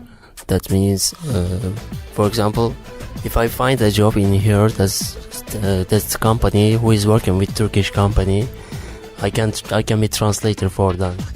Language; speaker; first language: English; non-native, learner; Turkish